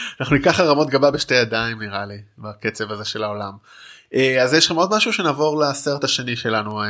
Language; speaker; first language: Hebrew; native; Hebrew